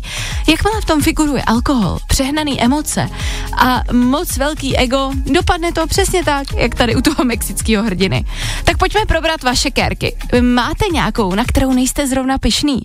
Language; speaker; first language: Czech; native; Czech